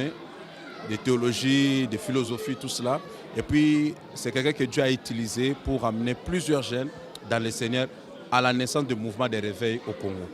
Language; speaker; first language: French; non-native, local second language; Lingala